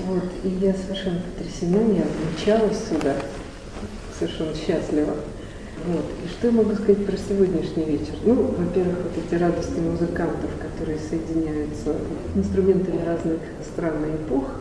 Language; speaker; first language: Russian; native; Russian